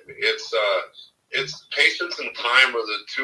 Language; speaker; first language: English; native; English